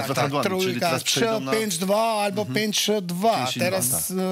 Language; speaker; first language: Polish; non-native, learner; Albanian